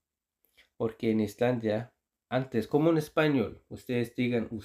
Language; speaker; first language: Spanish; non-native, fluent; Icelandic